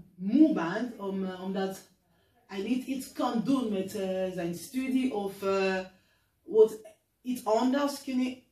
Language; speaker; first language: Dutch; non-native, learner; French